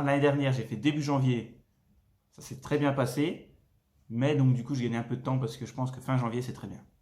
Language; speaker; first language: French; native; French